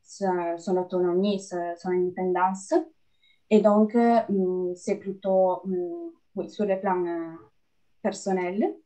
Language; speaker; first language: French; non-native, fluent; Italian